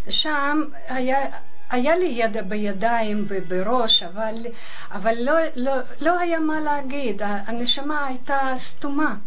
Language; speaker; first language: Hebrew; non-native, fluent; Russian